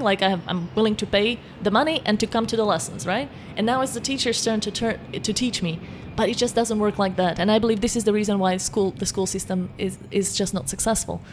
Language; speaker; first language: English; non-native, fluent; Slovak